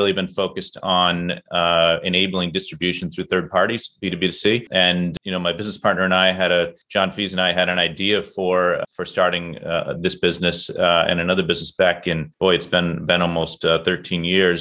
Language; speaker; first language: English; native; English